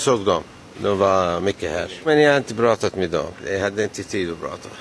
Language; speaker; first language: Swedish; non-native, learner; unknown